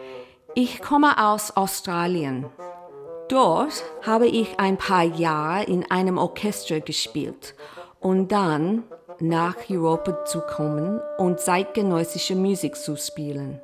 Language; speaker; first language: German; non-native, fluent; English